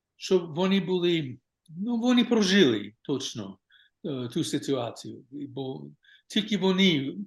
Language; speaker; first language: Ukrainian; non-native, learner; English